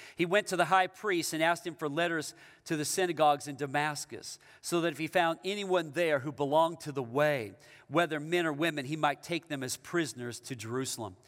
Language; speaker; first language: English; native; English